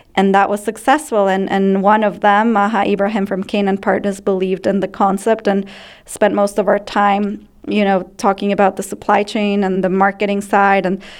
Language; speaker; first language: English; non-native, fluent; Spanish